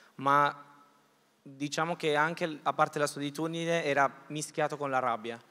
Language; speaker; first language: Italian; early bilingual, other home language; Spanish